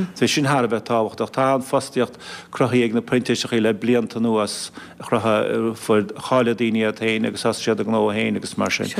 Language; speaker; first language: Irish; native; Irish